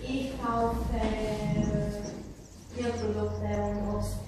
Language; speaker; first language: German; non-native, learner; Croatian